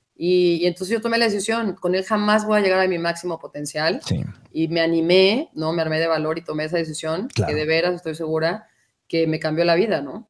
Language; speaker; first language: Spanish; native; Spanish